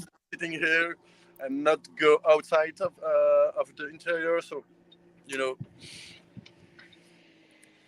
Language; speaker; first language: English; non-native, learner; French